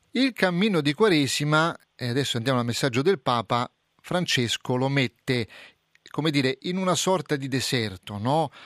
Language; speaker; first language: Italian; native; Italian